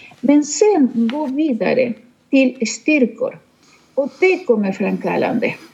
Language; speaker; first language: Swedish; non-native, fluent; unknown